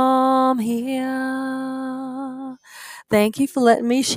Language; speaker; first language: English; native; English